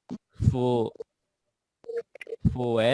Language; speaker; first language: French; non-native, learner; Indonesian